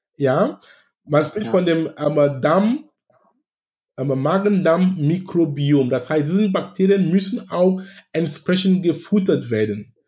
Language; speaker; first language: German; non-native, fluent; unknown